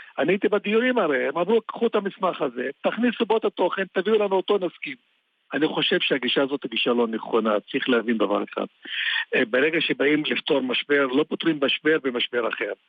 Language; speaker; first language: Hebrew; non-native, local second language; Arabic